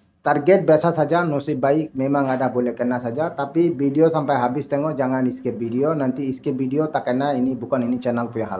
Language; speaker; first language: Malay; non-native, learner; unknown